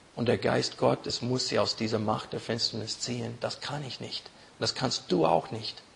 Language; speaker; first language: German; non-native, fluent; English